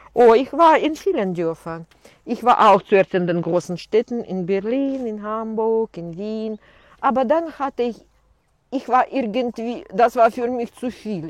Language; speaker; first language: German; non-native, fluent; Russian